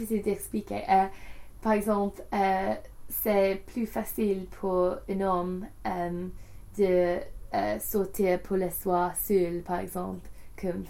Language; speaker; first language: French; non-native, learner; English